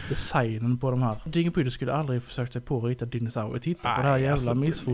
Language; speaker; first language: Swedish; native; Swedish